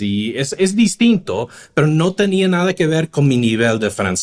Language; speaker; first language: Spanish; non-native, fluent; English